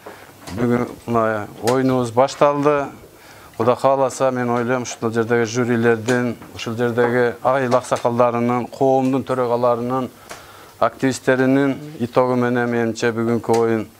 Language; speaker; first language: Kyrgyz; native; Kyrgyz